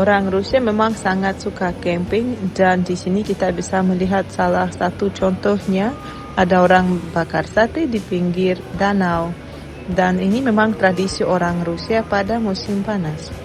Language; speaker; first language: Indonesian; non-native, fluent; Russian